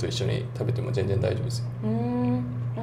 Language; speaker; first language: Japanese; non-native, fluent; Korean